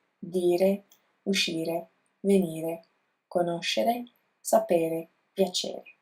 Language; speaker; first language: Italian; non-native, learner; English